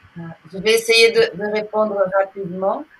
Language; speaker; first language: French; non-native, fluent; Portuguese